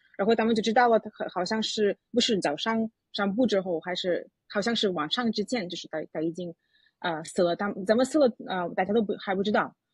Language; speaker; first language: Chinese; non-native, fluent; Russian